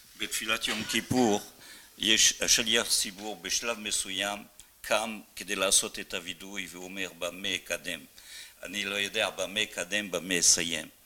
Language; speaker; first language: Hebrew; non-native, fluent; French